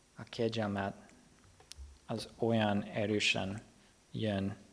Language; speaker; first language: Hungarian; non-native, fluent; English